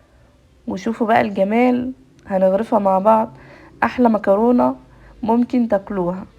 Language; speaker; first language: Arabic; native; Arabic